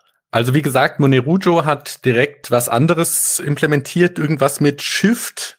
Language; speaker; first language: German; native; German